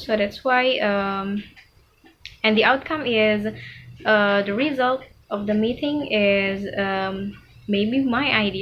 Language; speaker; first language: English; non-native, fluent; Indonesian